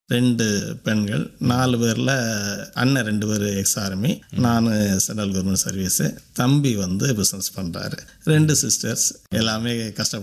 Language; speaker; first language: Tamil; native; Tamil